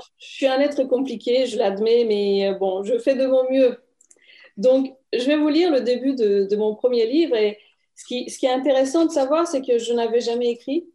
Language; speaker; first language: French; non-native, fluent; Romanian